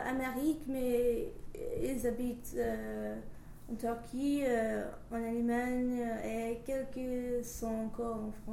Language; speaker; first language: French; non-native, learner; English